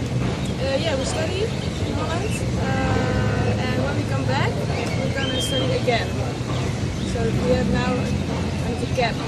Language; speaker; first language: English; non-native, fluent; Dutch